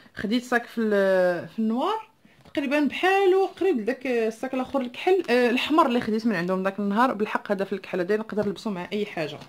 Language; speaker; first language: Arabic; non-native, local second language; Tachelhit